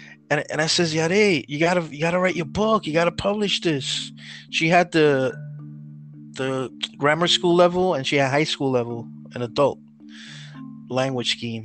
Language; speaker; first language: English; early bilingual, other home language; Spanish